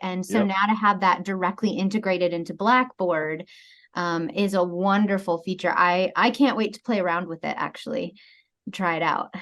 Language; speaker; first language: English; native; English